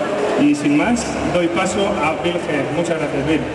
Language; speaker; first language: Spanish; native; Spanish